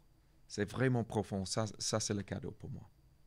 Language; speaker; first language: French; non-native, learner; English